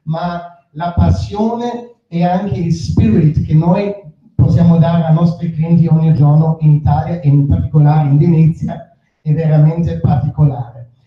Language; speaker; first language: Italian; non-native, fluent; German